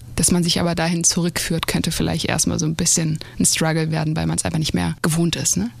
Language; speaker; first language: German; native; German